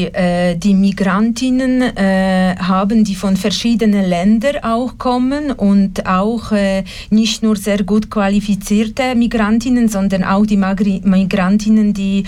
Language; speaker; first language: German; non-native, fluent; Polish